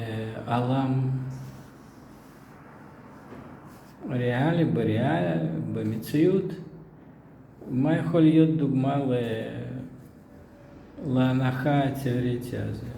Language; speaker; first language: Hebrew; non-native, fluent; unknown